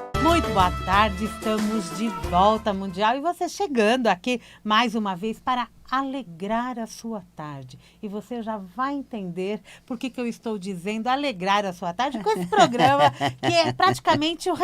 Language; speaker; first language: Portuguese; native; Portuguese